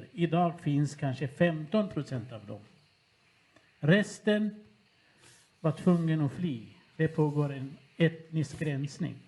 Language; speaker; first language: Swedish; non-native, fluent; Kurdish